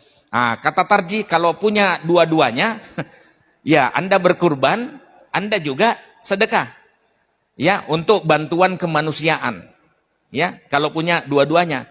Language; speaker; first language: Indonesian; native; Indonesian